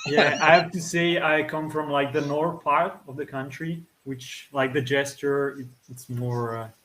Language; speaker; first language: English; non-native, fluent; Italian